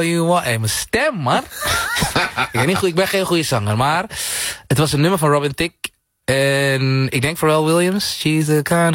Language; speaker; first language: Dutch; native; Dutch